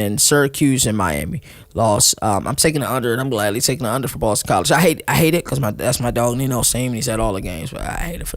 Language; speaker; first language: English; native; English